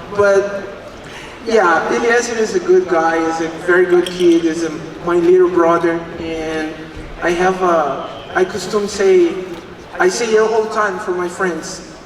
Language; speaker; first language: English; non-native, learner; Portuguese